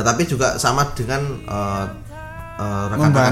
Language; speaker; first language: Indonesian; native; Indonesian